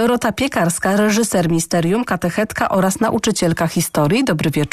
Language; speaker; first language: Polish; native; Polish